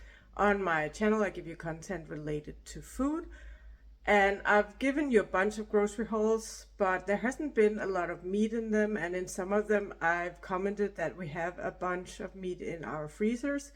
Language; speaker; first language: English; non-native, fluent; Danish